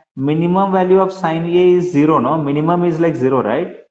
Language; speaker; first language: English; non-native, local second language; Kannada